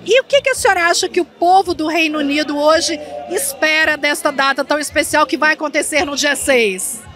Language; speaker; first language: Portuguese; native; Portuguese